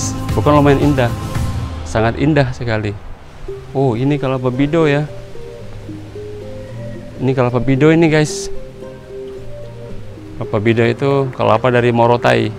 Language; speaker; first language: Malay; non-native, local second language; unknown